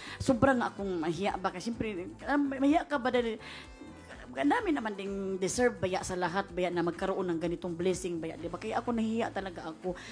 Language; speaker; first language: Filipino; non-native, local second language; Cebuano